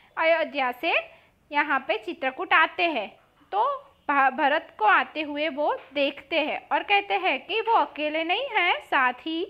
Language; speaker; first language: Hindi; non-native, local second language; Gujarati